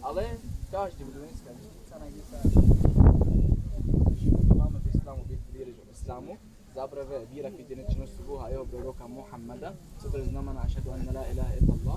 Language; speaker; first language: Czech; non-native, learner; Arabic